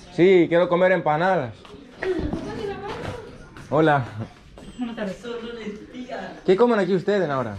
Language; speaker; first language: Spanish; non-native, learner; Greek